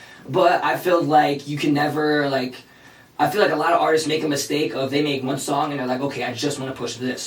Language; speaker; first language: English; early bilingual, other home language; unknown